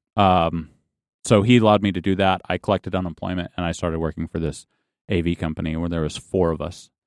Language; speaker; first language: English; native; English